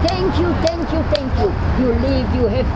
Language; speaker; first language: English; non-native, learner; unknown